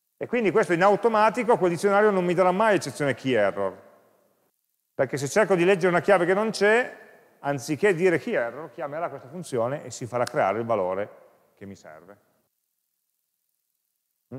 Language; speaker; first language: Italian; native; Italian